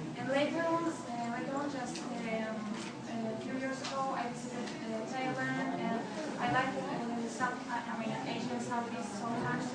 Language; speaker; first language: English; non-native, learner; Polish